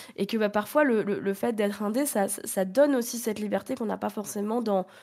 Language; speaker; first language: French; native; French